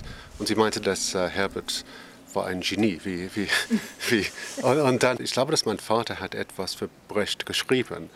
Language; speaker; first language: German; non-native, fluent; English